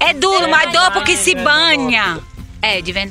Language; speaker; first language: Italian; non-native, learner; Portuguese